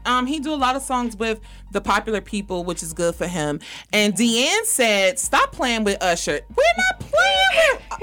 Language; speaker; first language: English; native; English